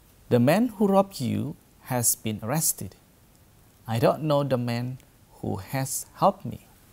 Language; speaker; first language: English; non-native, fluent; Indonesian